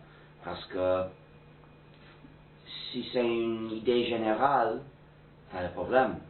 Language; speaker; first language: French; non-native, fluent; English